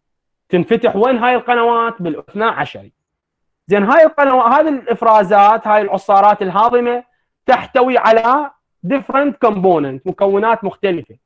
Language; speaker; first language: Arabic; native; Arabic